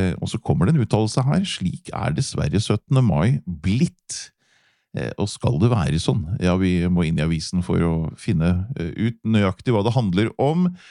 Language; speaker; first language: Norwegian; native; Norwegian